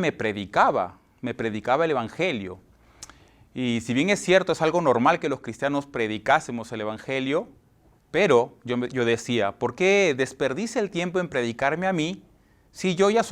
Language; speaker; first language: Spanish; native; Spanish